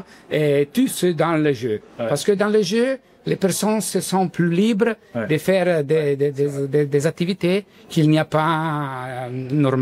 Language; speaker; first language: French; non-native, learner; Italian